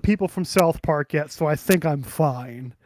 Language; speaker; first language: English; native; English